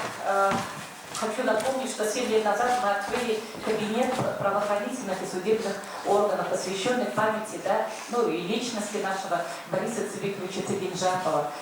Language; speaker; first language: Russian; native; Russian